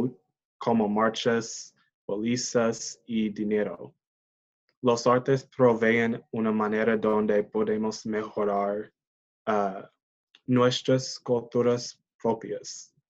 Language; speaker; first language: Spanish; non-native, learner; English